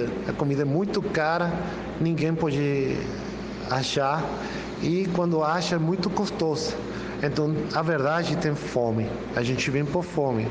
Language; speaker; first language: Portuguese; non-native, fluent; Spanish